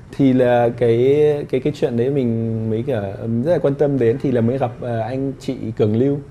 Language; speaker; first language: Vietnamese; early bilingual, heritage; Vietnamese